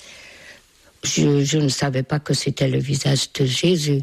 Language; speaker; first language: French; non-native, fluent; Hungarian